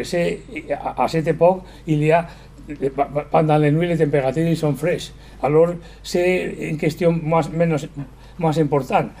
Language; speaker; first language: French; non-native, learner; Spanish